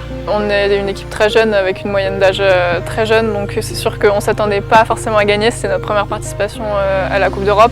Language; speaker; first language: French; native; French